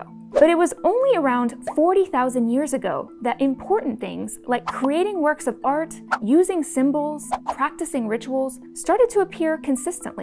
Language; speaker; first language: English; native; English